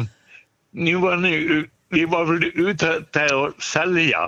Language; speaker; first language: Swedish; native; Swedish